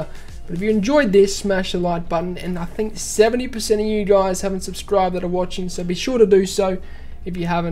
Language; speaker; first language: English; native; English